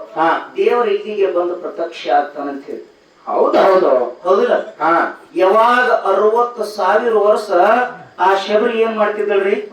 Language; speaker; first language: Kannada; non-native, local second language; Lambadi